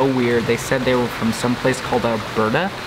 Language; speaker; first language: English; native; English